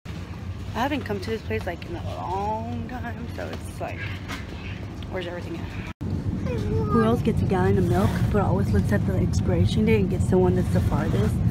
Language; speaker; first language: English; native; English